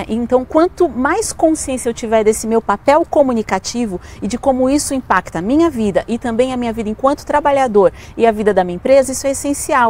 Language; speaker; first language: Portuguese; native; Portuguese